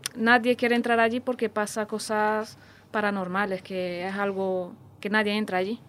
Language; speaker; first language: Spanish; non-native, fluent; Romanian